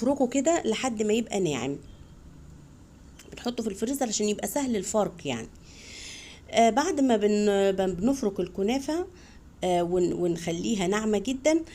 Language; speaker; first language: Arabic; native; Arabic